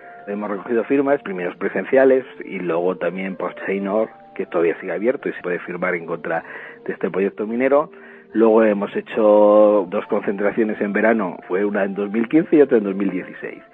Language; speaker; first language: Spanish; native; Spanish